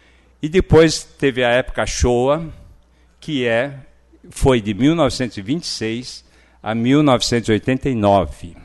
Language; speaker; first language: Portuguese; early bilingual, other home language; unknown